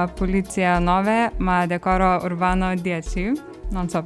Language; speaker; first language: Italian; non-native, learner; Lithuanian